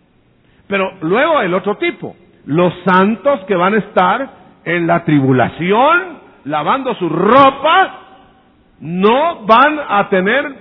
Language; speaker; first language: Spanish; native; Spanish